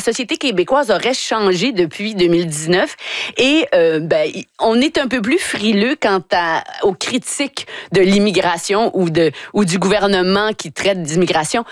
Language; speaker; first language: French; native; French